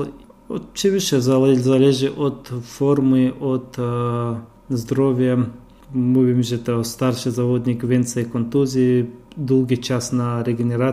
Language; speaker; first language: Polish; non-native, fluent; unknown